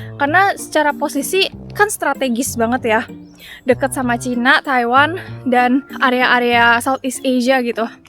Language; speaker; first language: Indonesian; native; Indonesian